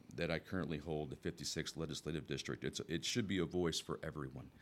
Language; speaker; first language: English; native; English